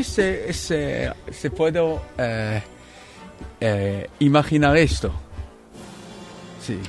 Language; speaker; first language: Spanish; non-native, fluent; Italian